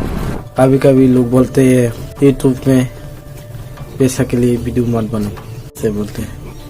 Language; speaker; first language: Hindi; non-native, local second language; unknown